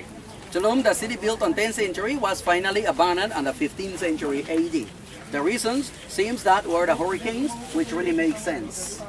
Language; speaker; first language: English; non-native, fluent; Spanish